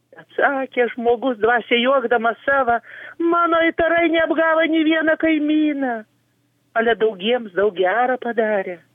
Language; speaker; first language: Lithuanian; native; Lithuanian